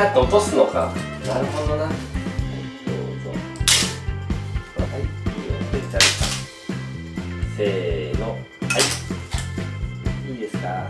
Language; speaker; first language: Japanese; native; Japanese